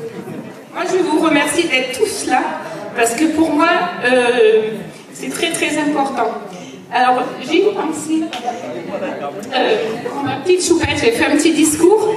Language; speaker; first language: French; native; French